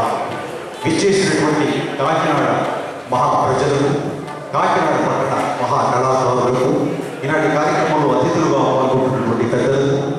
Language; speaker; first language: Telugu; native; Telugu